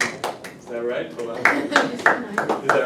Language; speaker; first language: English; native; English